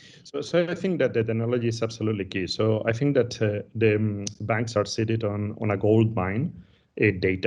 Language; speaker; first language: English; non-native, fluent; Spanish